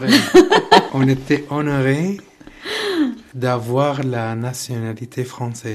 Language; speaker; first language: French; non-native, learner; Arabic